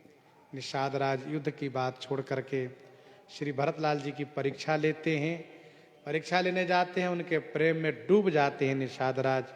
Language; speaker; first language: Hindi; native; Hindi